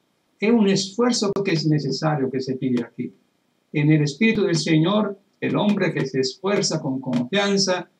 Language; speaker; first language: Spanish; non-native, fluent; Italian